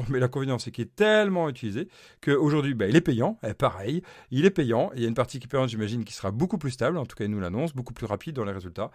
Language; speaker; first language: French; native; French